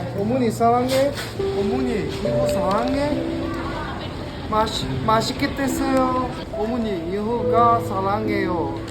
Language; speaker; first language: Korean; non-native, learner; Chinese